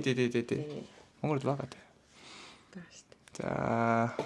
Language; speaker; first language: Mongolian; non-native, learner; Japanese